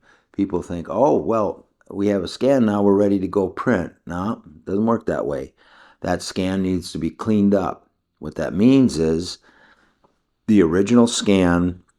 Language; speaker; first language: English; native; English